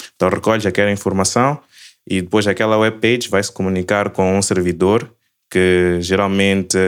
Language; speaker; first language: Portuguese; native; Portuguese